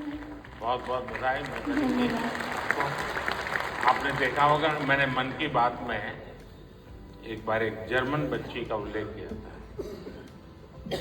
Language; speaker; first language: Hindi; native; Hindi